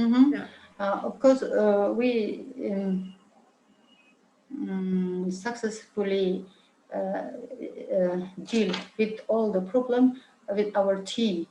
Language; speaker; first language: English; non-native, learner; Mongolian